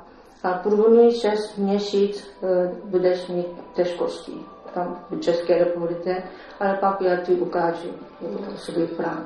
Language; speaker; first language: Czech; non-native, learner; Japanese